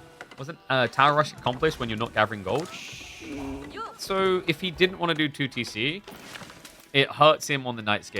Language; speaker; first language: English; native; English